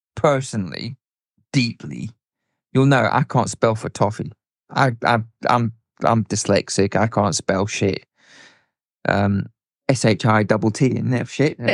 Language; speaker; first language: English; native; English